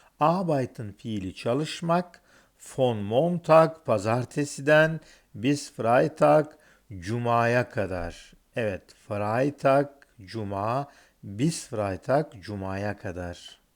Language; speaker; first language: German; non-native, fluent; Turkish